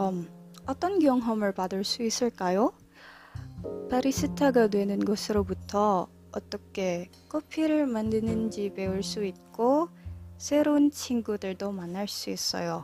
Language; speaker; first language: Korean; non-native, learner; Indonesian